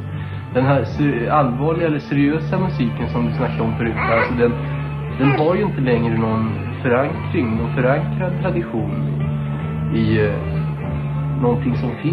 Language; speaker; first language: Swedish; native; Swedish